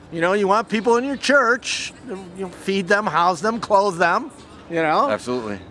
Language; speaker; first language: English; native; English